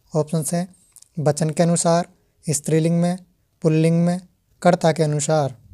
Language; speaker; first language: Hindi; native; Hindi